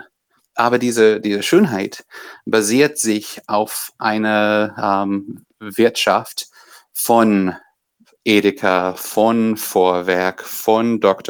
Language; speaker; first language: German; non-native, fluent; English